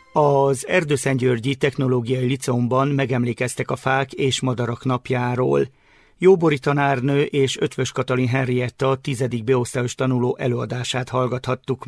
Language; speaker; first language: Hungarian; native; Hungarian